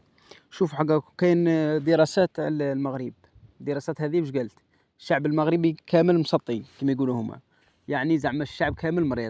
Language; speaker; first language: Arabic; native; Arabic